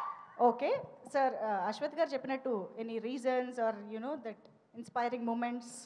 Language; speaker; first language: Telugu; native; Telugu